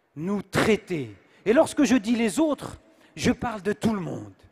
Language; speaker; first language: French; native; French